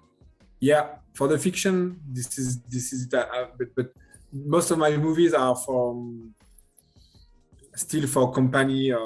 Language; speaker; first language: English; non-native, learner; French